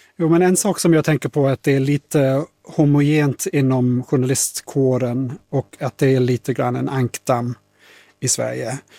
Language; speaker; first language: Swedish; non-native, fluent; English